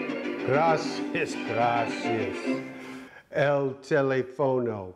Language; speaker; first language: Spanish; non-native, learner; English